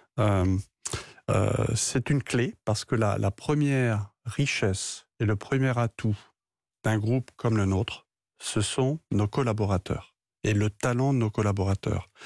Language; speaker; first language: French; native; French